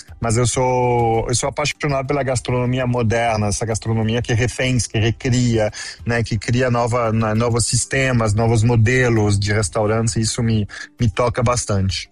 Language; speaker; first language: Portuguese; non-native, fluent; French